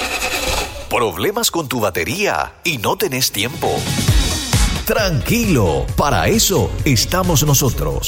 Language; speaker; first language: Spanish; native; Spanish